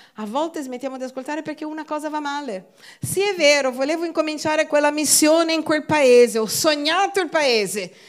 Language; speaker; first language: Italian; non-native, fluent; Portuguese